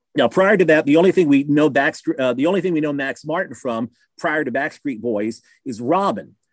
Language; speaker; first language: English; native; English